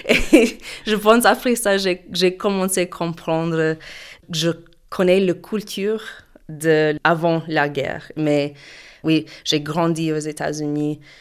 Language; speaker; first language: French; non-native, fluent; English